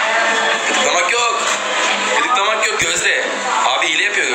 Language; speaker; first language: Turkish; native; Turkish